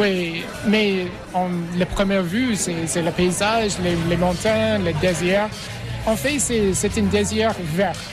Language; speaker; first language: French; non-native, fluent; English